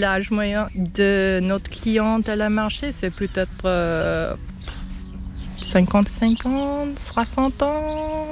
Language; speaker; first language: French; non-native, fluent; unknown